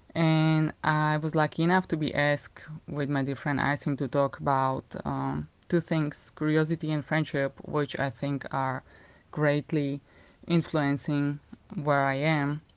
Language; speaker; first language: English; non-native, fluent; Slovak